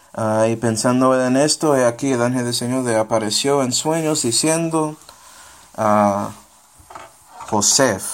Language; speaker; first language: Spanish; non-native, fluent; English